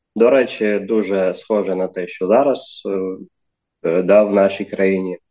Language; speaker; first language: Ukrainian; non-native, local second language; Crimean Tatar